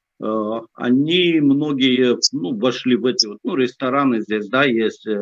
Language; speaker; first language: Russian; native; Russian